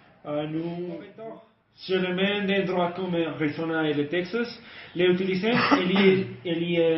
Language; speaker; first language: French; non-native, learner; Spanish